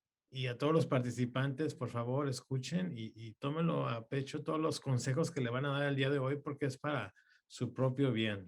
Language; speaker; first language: Spanish; native; Spanish